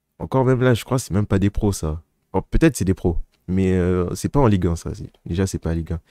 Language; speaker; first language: French; native; French